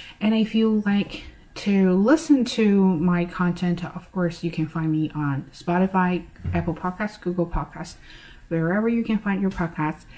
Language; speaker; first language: English; non-native, fluent; Chinese